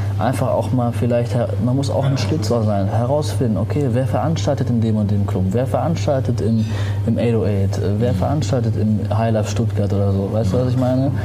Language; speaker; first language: German; early bilingual, other home language; Arabic